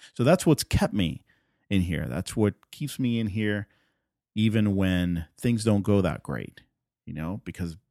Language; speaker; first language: English; non-native, fluent; Spanish